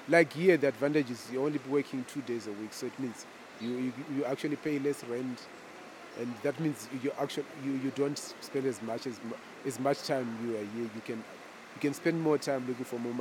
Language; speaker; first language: English; non-native, local second language; Shona